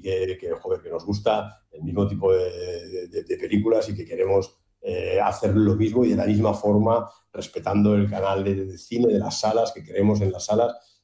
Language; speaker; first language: Spanish; native; Spanish